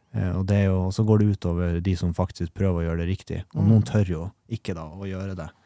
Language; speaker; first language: Norwegian; native; Norwegian